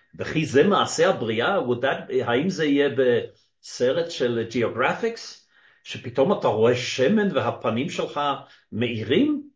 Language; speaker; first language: Hebrew; native; Hebrew